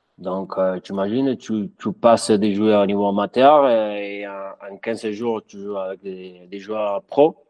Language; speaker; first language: French; non-native, fluent; Spanish